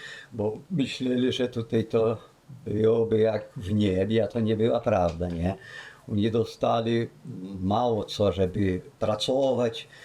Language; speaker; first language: Polish; early bilingual, heritage; Polish